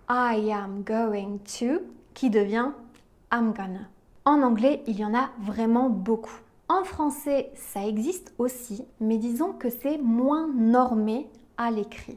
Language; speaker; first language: French; native; French